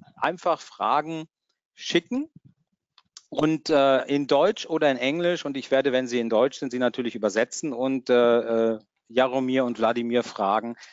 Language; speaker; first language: German; native; German